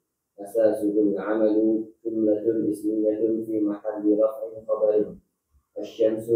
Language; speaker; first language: Arabic; non-native, learner; Indonesian